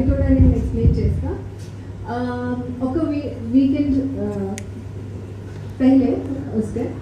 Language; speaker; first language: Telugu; non-native, learner; Hindi